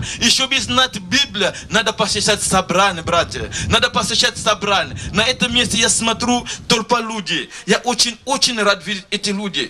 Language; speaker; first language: Russian; non-native, learner; Lingala